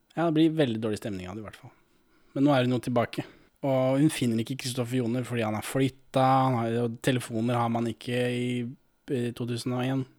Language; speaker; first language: Norwegian; native; Norwegian